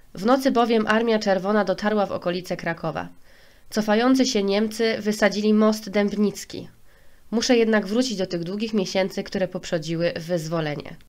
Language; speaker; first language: Polish; native; Polish